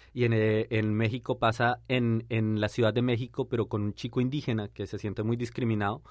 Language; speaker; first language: Spanish; native; Spanish